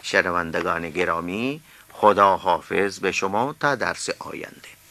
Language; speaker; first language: Persian; non-native, fluent; Urdu